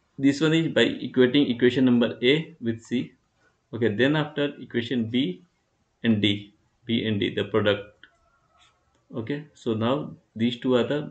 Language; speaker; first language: English; non-native, local second language; Hindi